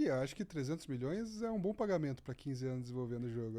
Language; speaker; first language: Portuguese; native; Portuguese